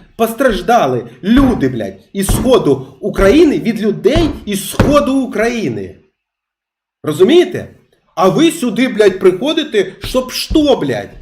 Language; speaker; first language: Ukrainian; non-native, local second language; Russian